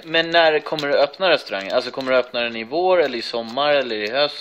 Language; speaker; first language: Swedish; native; Swedish